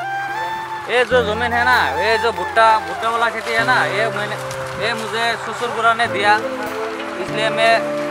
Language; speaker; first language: Hindi; non-native, local second language; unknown